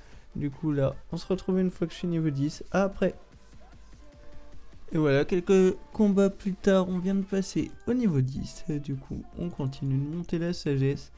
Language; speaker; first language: French; native; French